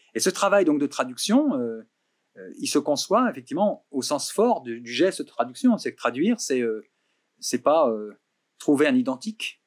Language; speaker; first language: French; native; French